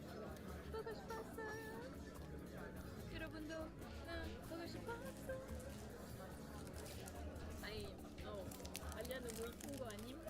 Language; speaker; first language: Korean; non-native, fluent; French